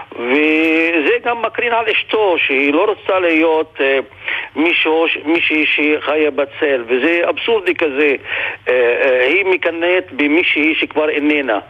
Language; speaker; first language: Hebrew; non-native, local second language; Arabic